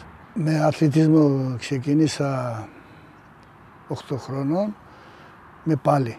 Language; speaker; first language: Greek; early bilingual, heritage; Greek